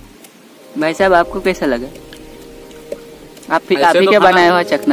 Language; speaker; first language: Hindi; non-native, local second language; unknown